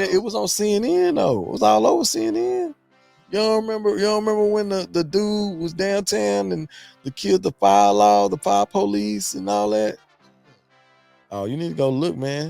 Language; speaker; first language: English; native; English